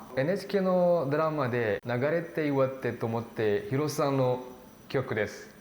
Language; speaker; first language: Japanese; non-native, learner; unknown